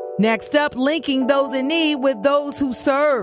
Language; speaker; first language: English; native; English